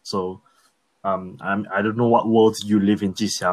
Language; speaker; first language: English; early bilingual, other home language; Korean